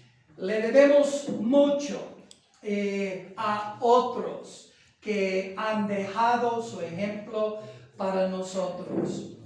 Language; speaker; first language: Spanish; non-native, fluent; English